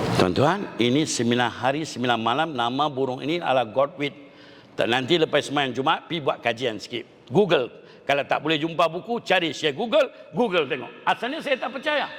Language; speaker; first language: Malay; non-native, local second language; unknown